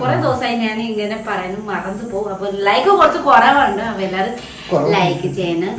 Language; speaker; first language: Malayalam; non-native, fluent; Nepali